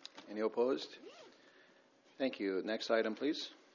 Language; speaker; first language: English; native; English